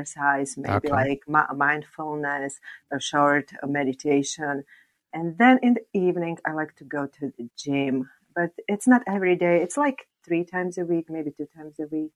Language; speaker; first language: English; non-native, fluent; Slovak